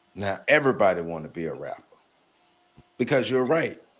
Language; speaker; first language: English; native; English